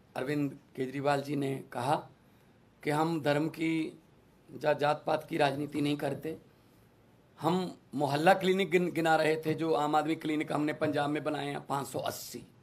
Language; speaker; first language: Hindi; non-native, local second language; Punjabi